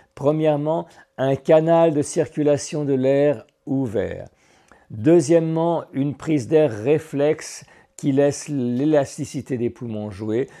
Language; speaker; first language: French; native; French